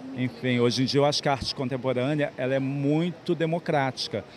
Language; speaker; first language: Portuguese; native; Portuguese